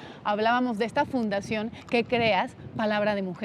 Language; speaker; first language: Spanish; native; Spanish